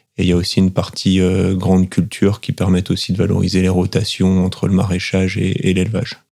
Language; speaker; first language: French; native; French